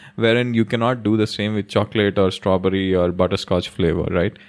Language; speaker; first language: English; non-native, local second language; Hindi